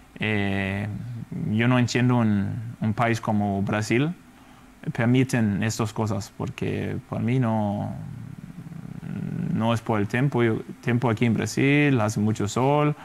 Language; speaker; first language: Spanish; non-native, fluent; Danish